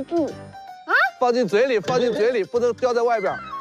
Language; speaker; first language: Chinese; native; Chinese